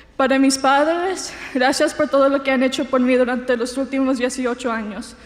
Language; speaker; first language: Spanish; early bilingual, heritage; Spanish